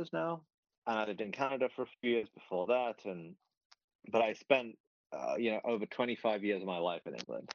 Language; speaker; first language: English; native; English